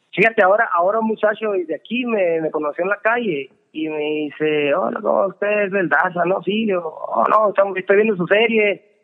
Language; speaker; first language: Spanish; native; Spanish